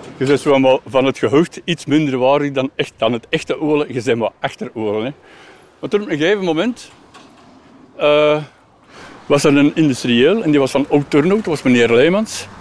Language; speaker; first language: Dutch; native; Dutch